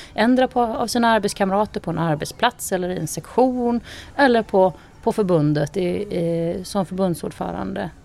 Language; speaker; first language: Swedish; native; Swedish